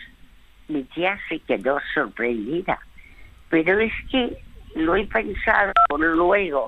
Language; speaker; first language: Spanish; early bilingual, other home language; French